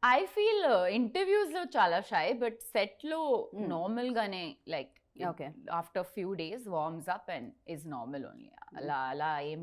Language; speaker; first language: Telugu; non-native, learner; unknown